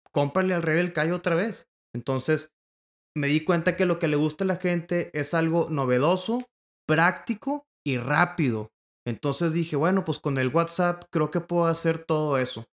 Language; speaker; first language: Spanish; native; Spanish